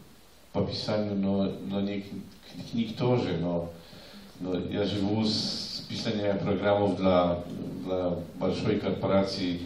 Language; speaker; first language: Russian; non-native, fluent; Polish